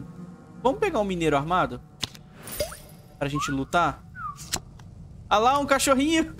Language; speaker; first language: Portuguese; native; Portuguese